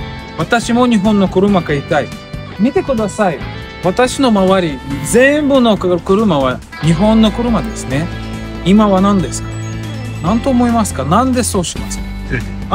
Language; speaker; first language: Japanese; non-native, learner; Russian